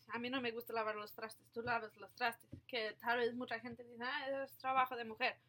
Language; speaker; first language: Spanish; non-native, fluent; English